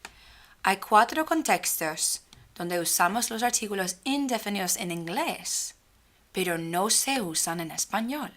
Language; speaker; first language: Spanish; non-native, fluent; English